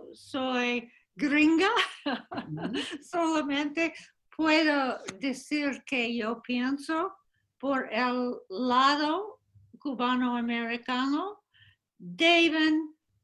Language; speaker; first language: Spanish; non-native, fluent; English